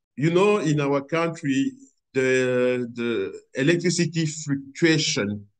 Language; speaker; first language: English; non-native, fluent; French